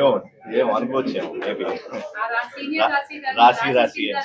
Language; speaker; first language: Telugu; native; Telugu